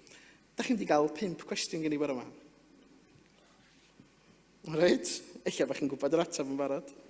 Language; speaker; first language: Welsh; native; Welsh